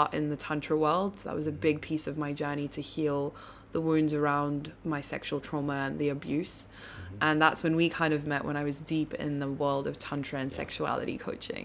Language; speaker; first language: English; native; English